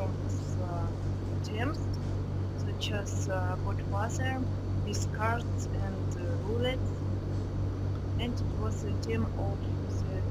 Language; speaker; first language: English; non-native, learner; Russian